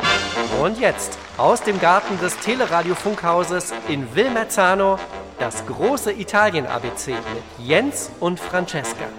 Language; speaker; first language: German; native; German